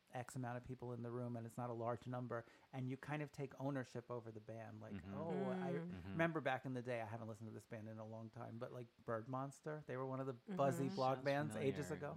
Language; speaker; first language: English; native; English